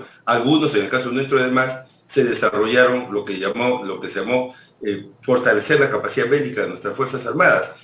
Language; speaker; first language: Spanish; native; Spanish